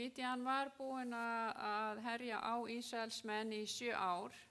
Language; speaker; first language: Icelandic; non-native, fluent; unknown